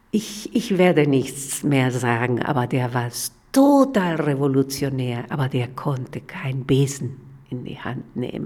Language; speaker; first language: German; non-native, fluent; Spanish